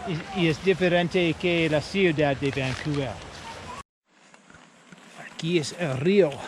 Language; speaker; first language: Spanish; non-native, learner; English